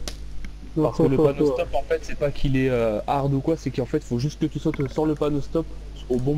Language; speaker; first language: French; native; French